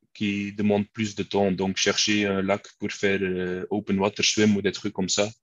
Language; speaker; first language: French; non-native, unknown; Dutch